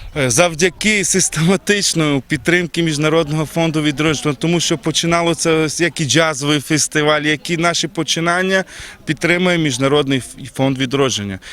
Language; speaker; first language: Ukrainian; non-native, local second language; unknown